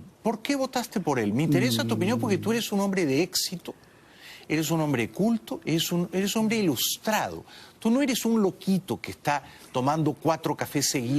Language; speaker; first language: Spanish; native; Spanish